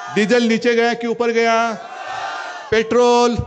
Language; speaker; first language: Hindi; non-native, local second language; Marathi